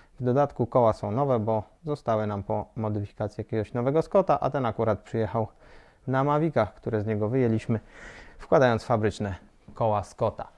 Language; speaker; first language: Polish; native; Polish